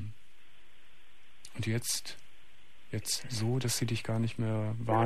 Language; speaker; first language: German; native; German